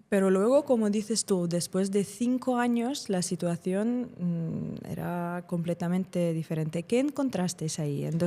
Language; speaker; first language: Spanish; non-native, fluent; Ukrainian